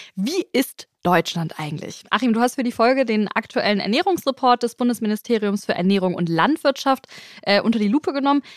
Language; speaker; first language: German; non-native, fluent; Spanish